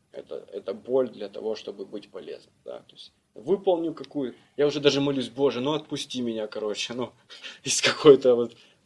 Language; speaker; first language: Russian; native; Russian